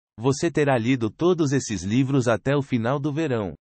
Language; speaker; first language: Portuguese; native; Portuguese